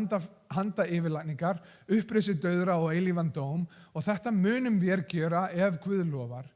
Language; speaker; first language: Icelandic; non-native, fluent; English